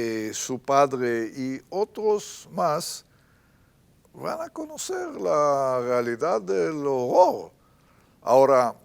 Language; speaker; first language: Spanish; non-native, fluent; Hebrew